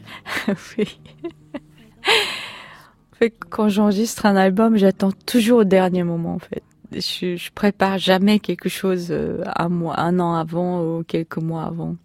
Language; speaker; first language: French; non-native, fluent; Korean